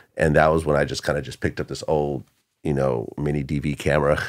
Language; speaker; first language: English; early bilingual, other home language; Russian